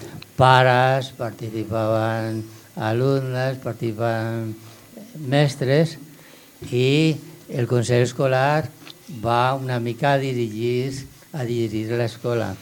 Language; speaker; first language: Catalan; non-native, local second language; Spanish